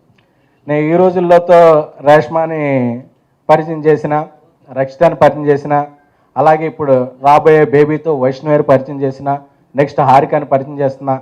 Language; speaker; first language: Telugu; native; Telugu